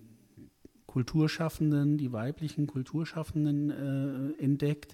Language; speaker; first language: German; native; German